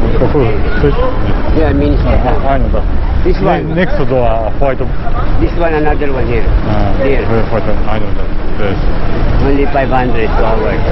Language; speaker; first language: English; non-native, learner; Japanese